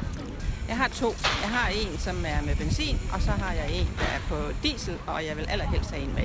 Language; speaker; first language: Danish; native; Danish